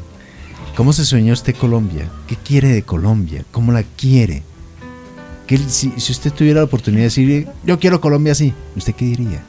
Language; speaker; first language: Spanish; native; Spanish